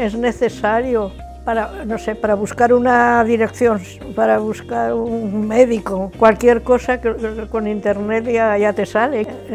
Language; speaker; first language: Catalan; non-native, local second language; Spanish